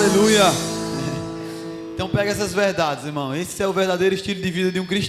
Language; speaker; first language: Portuguese; native; Portuguese